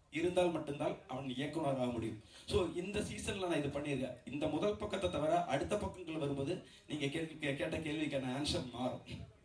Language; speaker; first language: Tamil; native; Tamil